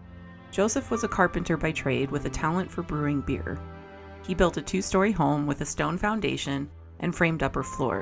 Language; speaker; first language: English; native; English